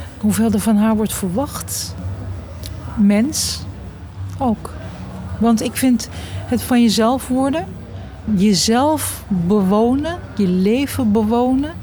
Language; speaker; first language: Dutch; early bilingual, other home language; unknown